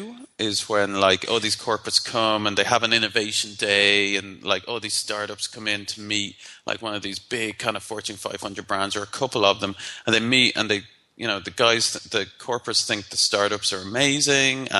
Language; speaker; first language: English; native; English